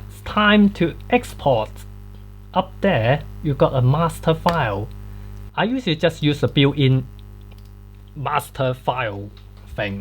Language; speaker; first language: English; non-native, fluent; Cantonese